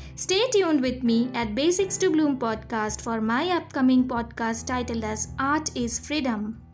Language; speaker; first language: English; non-native, local second language; Bangla